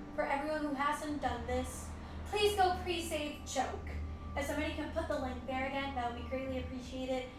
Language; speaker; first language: English; non-native, fluent; Spanish